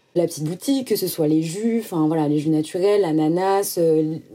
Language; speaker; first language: French; native; French